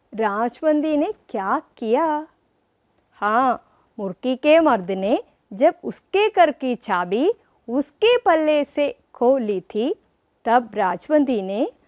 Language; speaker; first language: Hindi; non-native, local second language; Malayalam